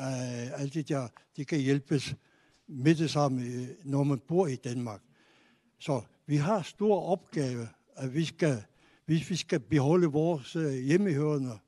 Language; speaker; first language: Danish; non-native, local second language; Kalaallisut